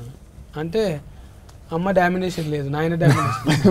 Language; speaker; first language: Telugu; native; Telugu